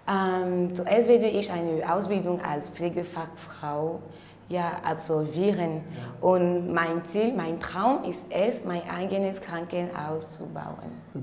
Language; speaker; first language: German; non-native, learner; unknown